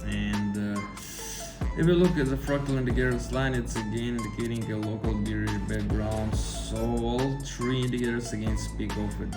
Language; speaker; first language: English; non-native, fluent; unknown